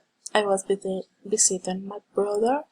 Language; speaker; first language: English; non-native, learner; Spanish